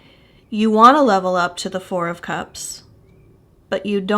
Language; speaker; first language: English; native; English